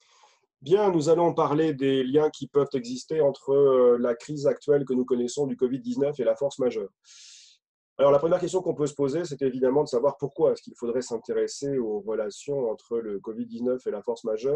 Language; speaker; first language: French; native; French